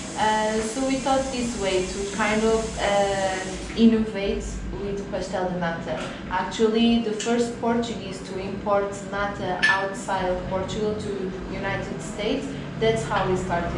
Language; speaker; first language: English; non-native, fluent; Portuguese